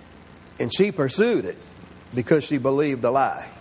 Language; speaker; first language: English; native; English